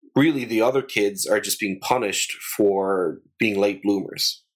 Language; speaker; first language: English; native; English